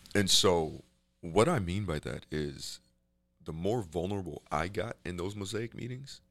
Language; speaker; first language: English; native; English